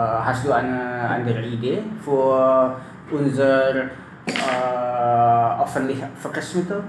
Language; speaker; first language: German; non-native, learner; Indonesian